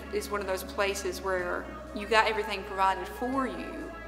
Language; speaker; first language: English; native; English